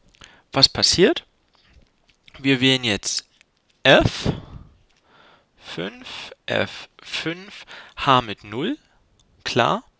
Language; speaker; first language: German; native; German